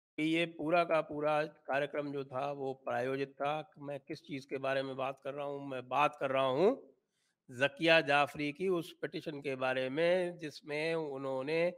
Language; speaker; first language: Hindi; native; Hindi